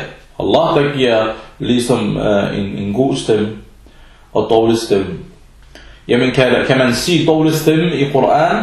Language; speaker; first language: Danish; early bilingual, other home language; Arabic